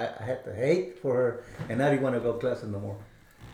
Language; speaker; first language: English; non-native, fluent; Spanish